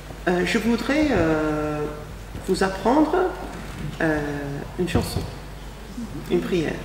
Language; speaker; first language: French; non-native, fluent; English